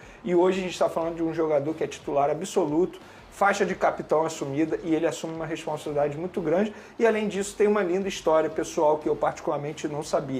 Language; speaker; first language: Portuguese; native; Portuguese